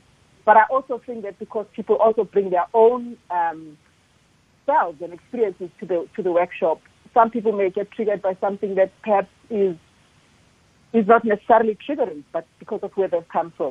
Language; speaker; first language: English; non-native, local second language; Zulu